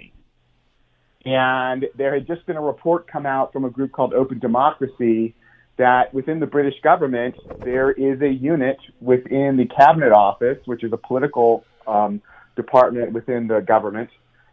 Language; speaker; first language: English; native; English